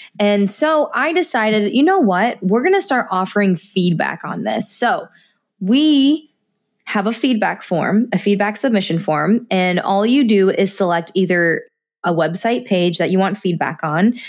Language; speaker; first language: English; native; English